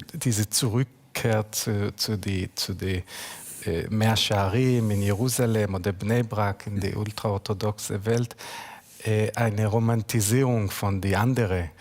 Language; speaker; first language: German; non-native, learner; Hebrew